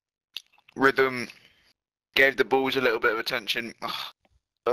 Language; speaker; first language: English; native; English